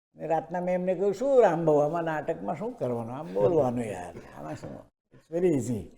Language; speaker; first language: Gujarati; non-native, local second language; Marathi